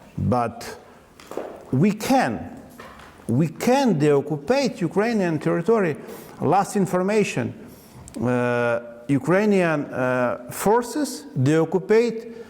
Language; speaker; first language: English; non-native, learner; Ukrainian